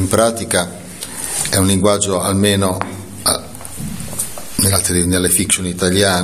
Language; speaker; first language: Italian; native; Italian